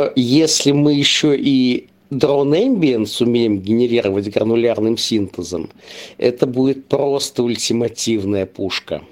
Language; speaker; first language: Russian; native; Russian